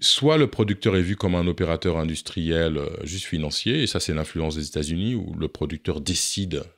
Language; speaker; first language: French; native; French